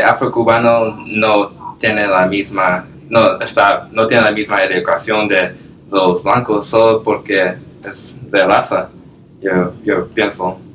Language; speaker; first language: Spanish; non-native, learner; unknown